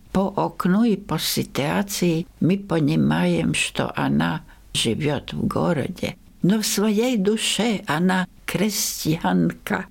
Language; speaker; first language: Russian; non-native, local second language; Latvian